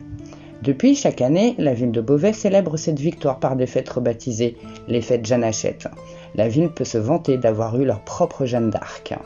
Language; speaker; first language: French; native; French